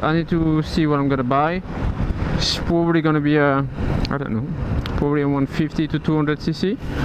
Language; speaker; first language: English; non-native, fluent; French